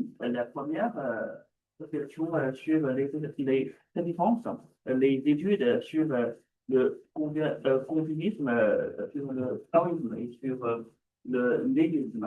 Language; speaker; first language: French; non-native, learner; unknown